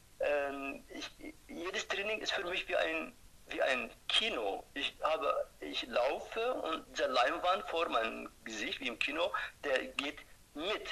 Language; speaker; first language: German; non-native, fluent; Turkish